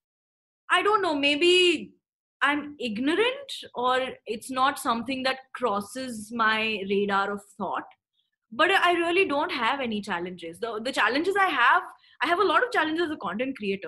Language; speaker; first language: English; non-native, local second language; Marathi